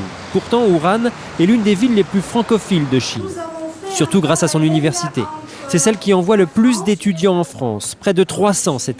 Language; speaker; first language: French; native; French